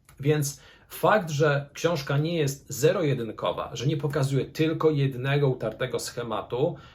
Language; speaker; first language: Polish; native; Polish